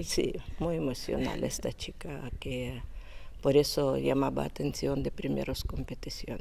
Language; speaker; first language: Spanish; non-native, learner; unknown